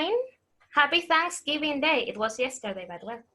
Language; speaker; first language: English; non-native, fluent; Spanish